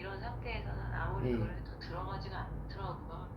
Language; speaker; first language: Korean; native; Korean